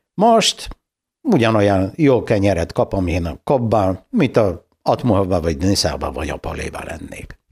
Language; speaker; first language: Hungarian; non-native, fluent; Polish